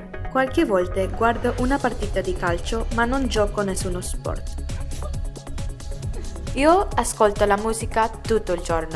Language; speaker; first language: Italian; non-native, learner; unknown